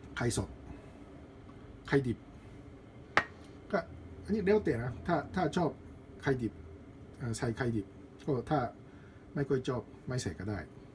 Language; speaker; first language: Thai; non-native, learner; Japanese